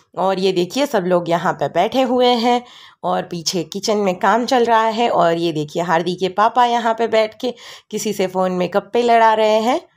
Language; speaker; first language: Hindi; non-native, local second language; Gujarati